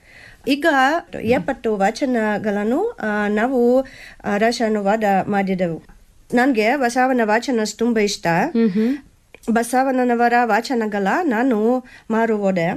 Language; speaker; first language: Kannada; non-native, learner; Russian